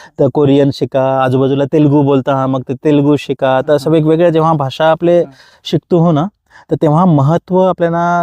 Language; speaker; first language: Marathi; non-native, local second language; Kukna